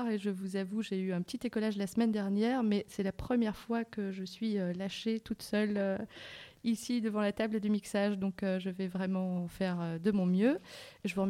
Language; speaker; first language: French; native; French